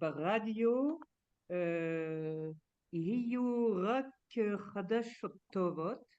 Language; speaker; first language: Hebrew; non-native, learner; French